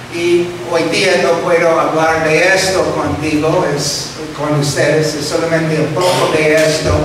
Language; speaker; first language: Spanish; non-native, fluent; English